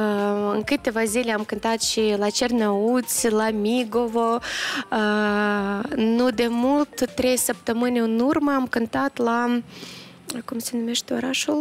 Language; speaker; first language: Romanian; non-native, local second language; Russian